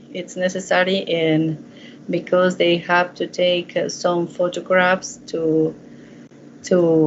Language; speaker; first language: English; non-native, learner; Spanish